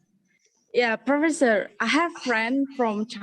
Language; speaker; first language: English; non-native, learner; Indonesian